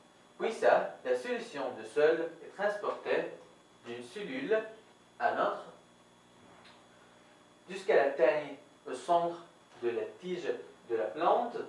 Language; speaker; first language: French; non-native, fluent; Arabic